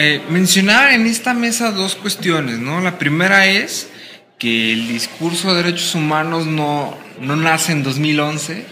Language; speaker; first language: Spanish; native; Spanish